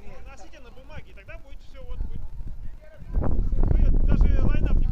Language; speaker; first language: Russian; native; Russian